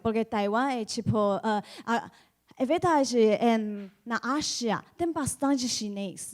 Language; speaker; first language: Portuguese; non-native, learner; Chinese